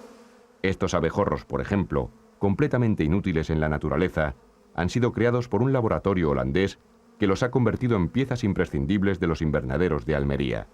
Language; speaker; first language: Spanish; native; Spanish